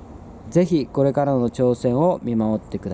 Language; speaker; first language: Japanese; non-native, fluent; Korean